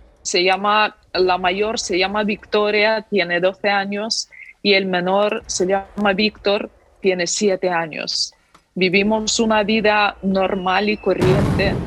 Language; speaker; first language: Spanish; non-native, fluent; Ukrainian